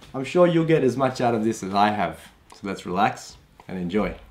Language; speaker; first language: English; native; English